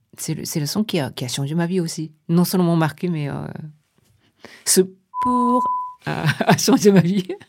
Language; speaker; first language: French; non-native, fluent; Japanese